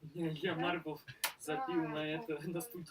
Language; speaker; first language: Russian; native; Russian